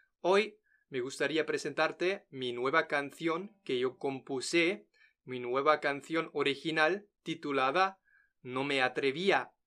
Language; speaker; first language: Spanish; non-native, fluent; German